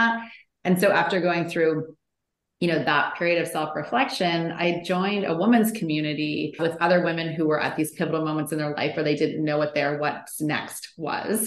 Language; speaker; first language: English; native; English